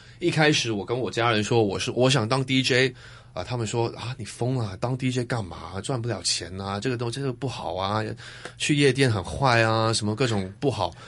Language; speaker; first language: Chinese; non-native, fluent; Cantonese